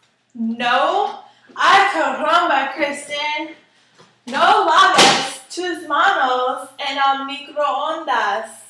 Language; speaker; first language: Spanish; non-native, learner; English